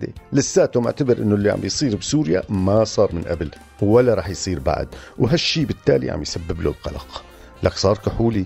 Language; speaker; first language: Arabic; native; Arabic